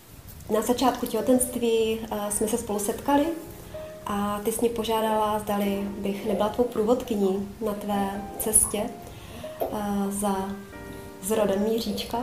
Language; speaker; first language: Czech; native; Czech